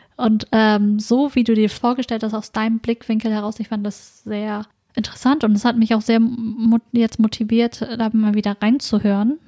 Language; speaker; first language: German; early bilingual, other home language; Vietnamese